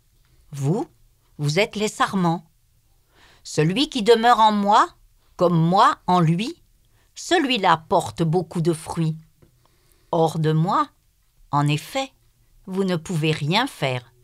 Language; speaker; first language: French; native; French